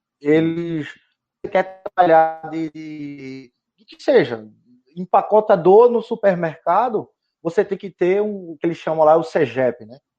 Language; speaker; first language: Portuguese; native; Portuguese